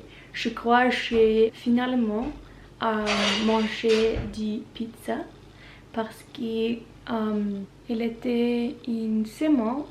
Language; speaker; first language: French; non-native, learner; Norwegian